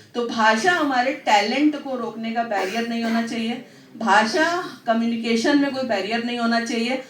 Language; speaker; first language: Hindi; native; Hindi